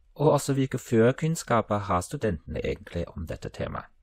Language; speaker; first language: Norwegian; non-native, fluent; German